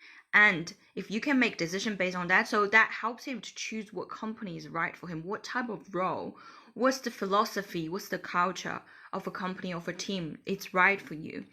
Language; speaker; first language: English; non-native, fluent; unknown